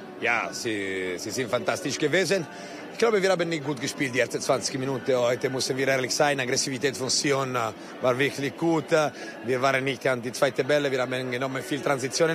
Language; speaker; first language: German; non-native, local second language; Italian